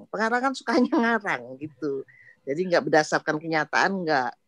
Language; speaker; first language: Indonesian; native; Indonesian